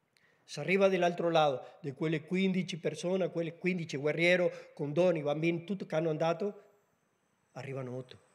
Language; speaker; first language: Italian; non-native, learner; Spanish